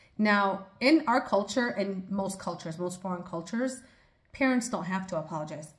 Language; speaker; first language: English; early bilingual, other home language; Arabic